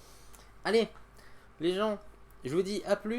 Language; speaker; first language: French; native; French